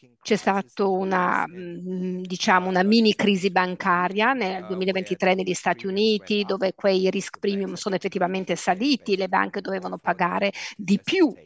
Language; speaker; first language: Italian; native; Italian